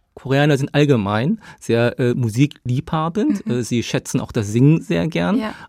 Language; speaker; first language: German; early bilingual, other home language; Korean